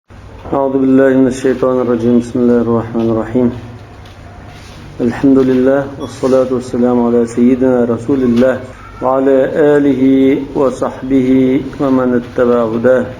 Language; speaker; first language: Arabic; non-native, fluent; Uzbek